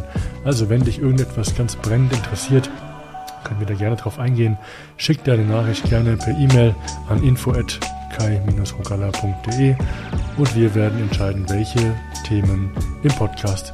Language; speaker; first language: German; native; German